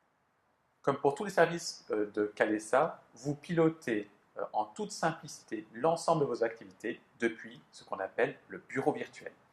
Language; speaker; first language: French; native; French